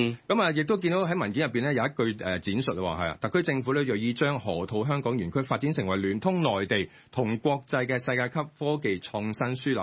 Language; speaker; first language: Cantonese; native; Cantonese